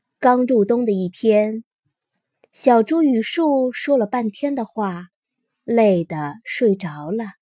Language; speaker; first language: Chinese; native; Chinese